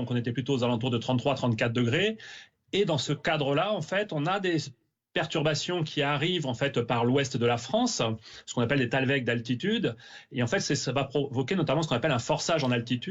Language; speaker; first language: French; native; French